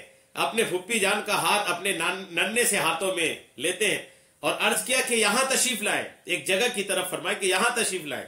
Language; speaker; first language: Urdu; native; Urdu